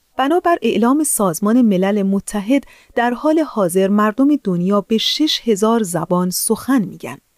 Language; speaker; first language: Persian; native; Persian